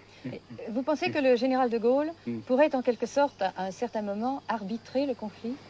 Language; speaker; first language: French; native; French